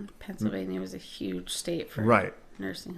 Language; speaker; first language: English; native; English